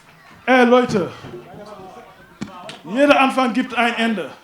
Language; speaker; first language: German; non-native, fluent; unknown